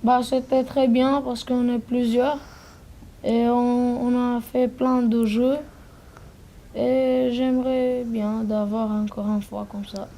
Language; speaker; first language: French; non-native, learner; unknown